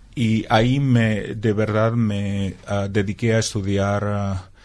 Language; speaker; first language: Spanish; non-native, fluent; Greek